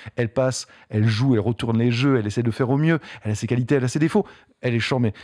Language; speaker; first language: French; native; French